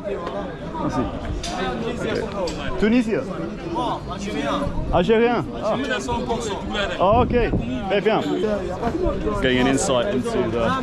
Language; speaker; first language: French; non-native, learner; English